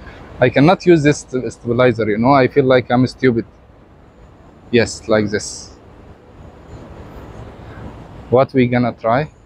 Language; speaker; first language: English; non-native, fluent; Arabic